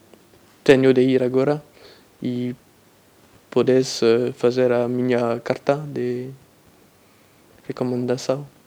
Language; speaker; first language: Portuguese; non-native, learner; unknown